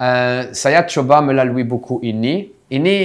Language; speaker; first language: Indonesian; non-native, fluent; French